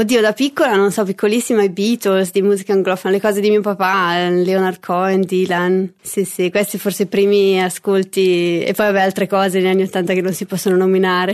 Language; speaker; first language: Italian; native; Italian